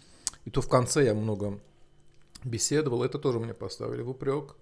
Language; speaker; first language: Russian; non-native, fluent; Azerbaijani